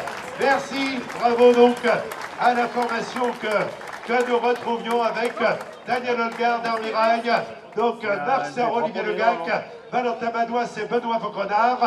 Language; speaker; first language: French; native; French